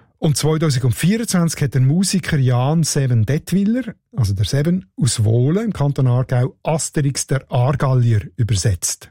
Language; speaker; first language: German; native; German